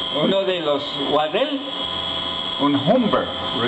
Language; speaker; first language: Spanish; non-native, fluent; English